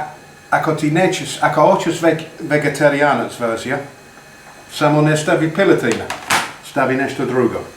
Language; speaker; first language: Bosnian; non-native, learner; English